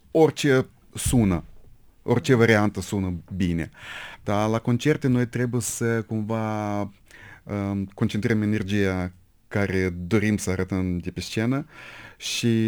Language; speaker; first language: Romanian; non-native, local second language; Russian